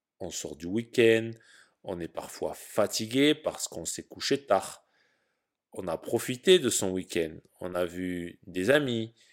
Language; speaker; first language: French; native; French